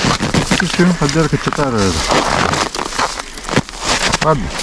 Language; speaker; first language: Russian; non-native, learner; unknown